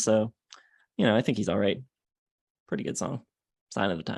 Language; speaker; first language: English; native; English